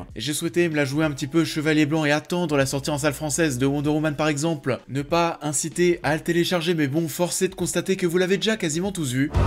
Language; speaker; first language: French; native; French